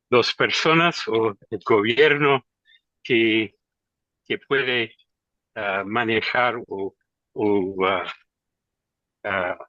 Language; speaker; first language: Spanish; non-native, learner; English